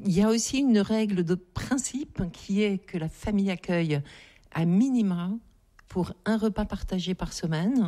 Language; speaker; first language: French; native; French